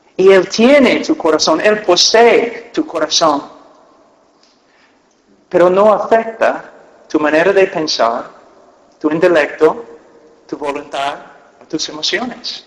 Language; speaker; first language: Spanish; non-native, fluent; English